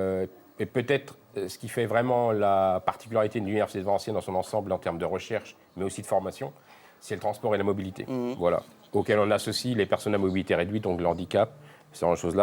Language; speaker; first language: French; native; French